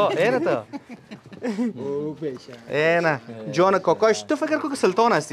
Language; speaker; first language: Persian; native; Persian